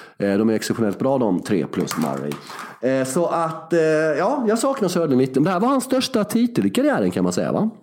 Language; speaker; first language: Swedish; early bilingual, other home language; Bosnian